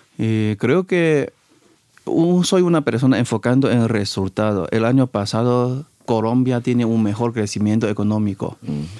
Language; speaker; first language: Spanish; non-native, fluent; Chinese